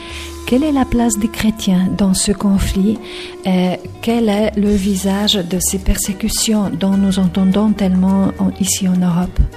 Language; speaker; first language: French; non-native, fluent; Polish